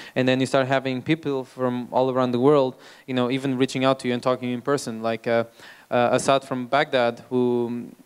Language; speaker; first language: English; non-native, fluent; Portuguese